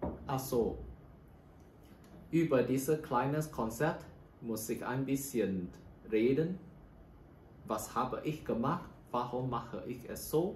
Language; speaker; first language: German; non-native, learner; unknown